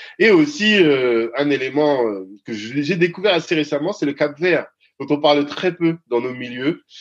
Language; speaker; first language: French; early bilingual, other home language; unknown